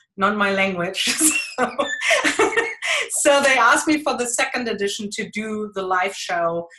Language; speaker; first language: English; non-native, fluent; German